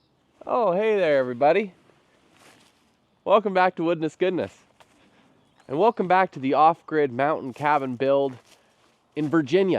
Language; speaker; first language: English; native; English